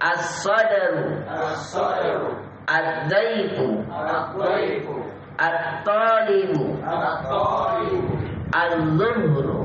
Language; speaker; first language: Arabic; non-native, fluent; Indonesian